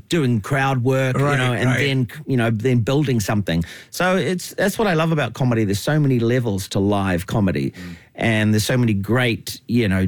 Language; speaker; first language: English; native; English